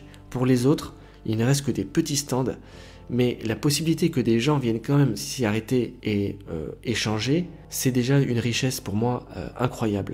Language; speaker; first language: French; native; French